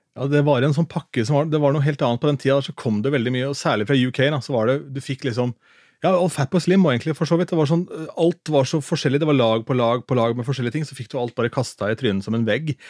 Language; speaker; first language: Norwegian; native; Norwegian